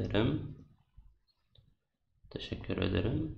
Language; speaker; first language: Turkish; non-native, fluent; Arabic